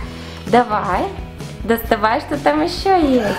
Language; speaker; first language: Russian; native; Russian